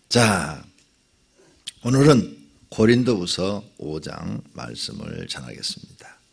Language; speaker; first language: Korean; native; Korean